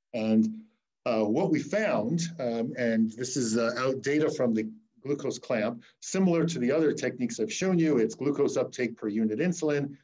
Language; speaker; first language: English; native; English